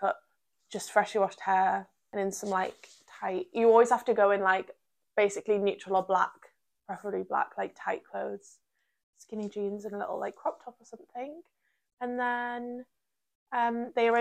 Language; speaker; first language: English; native; English